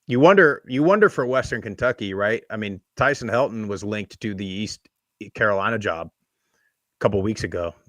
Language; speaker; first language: English; native; English